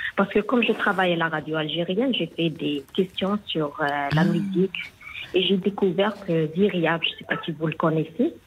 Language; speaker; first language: French; non-native, local second language; Arabic